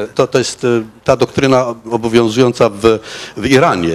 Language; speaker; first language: Polish; non-native, fluent; Arabic